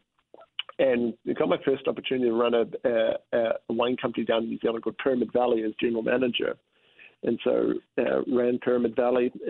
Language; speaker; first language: English; native; English